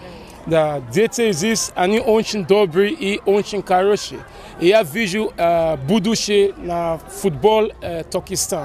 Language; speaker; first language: Russian; non-native, learner; Kazakh